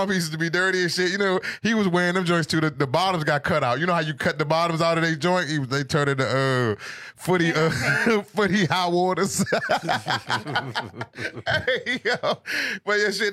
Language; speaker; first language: English; native; English